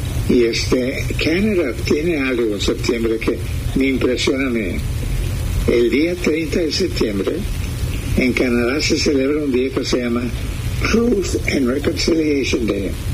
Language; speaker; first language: Spanish; early bilingual, heritage; Spanish